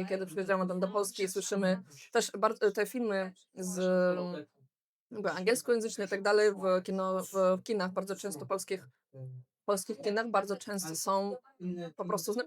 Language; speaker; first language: Polish; non-native, fluent; Belarusian